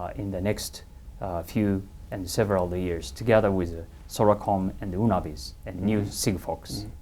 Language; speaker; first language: English; non-native, fluent; Japanese